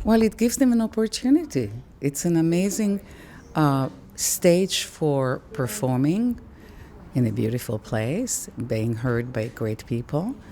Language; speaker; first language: English; non-native, fluent; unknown